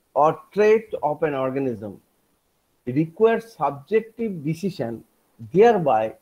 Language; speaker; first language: English; non-native, local second language; Bangla